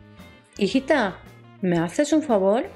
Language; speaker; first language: Spanish; non-native, fluent; Polish